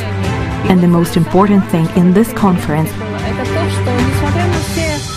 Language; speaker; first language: English; non-native, fluent; Vietnamese